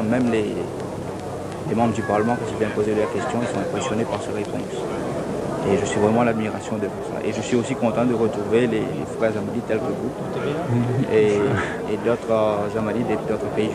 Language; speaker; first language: French; non-native, local second language; Morisyen